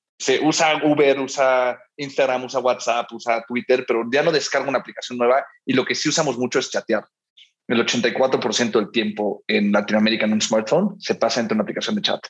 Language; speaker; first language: Spanish; early bilingual, heritage; Spanish